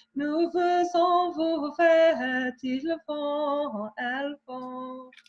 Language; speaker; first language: French; non-native, learner; English